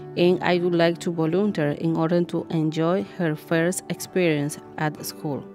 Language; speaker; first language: English; non-native, fluent; Spanish